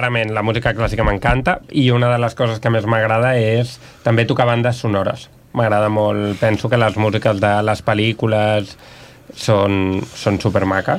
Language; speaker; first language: Catalan; native; Catalan